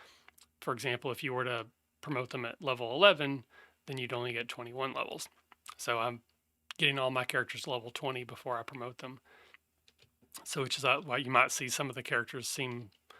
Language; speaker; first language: English; native; English